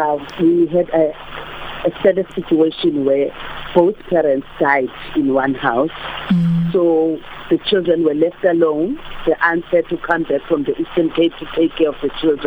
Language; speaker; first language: English; non-native, local second language; Afrikaans